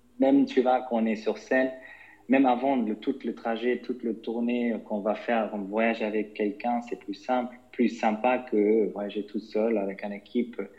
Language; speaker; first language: French; non-native, fluent; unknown